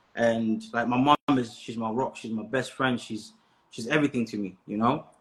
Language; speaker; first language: English; native; English